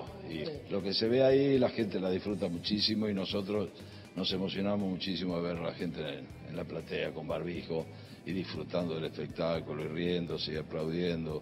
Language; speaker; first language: Spanish; early bilingual, other home language; Italian